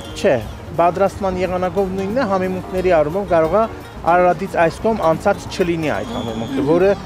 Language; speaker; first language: Armenian; early bilingual, heritage; Armenian